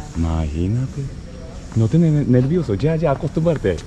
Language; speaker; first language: Spanish; non-native, learner; Japanese